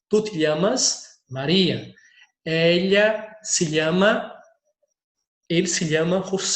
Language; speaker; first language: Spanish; non-native, fluent; Portuguese